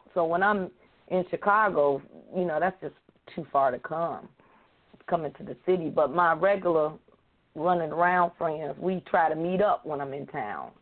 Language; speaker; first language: English; native; English